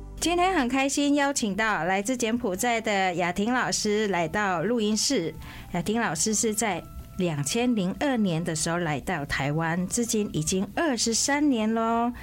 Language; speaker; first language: Chinese; non-native, fluent; Indonesian